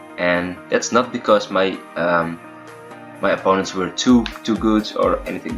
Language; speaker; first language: English; non-native, fluent; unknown